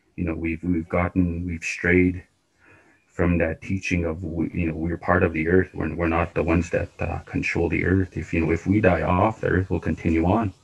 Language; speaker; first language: English; non-native, fluent; Cree